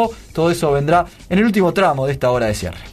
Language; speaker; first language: Spanish; native; Spanish